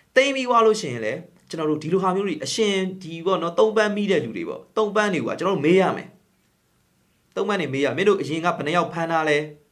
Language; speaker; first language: Burmese; native; Burmese